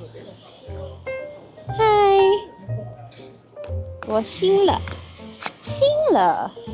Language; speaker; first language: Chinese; non-native, learner; Filipino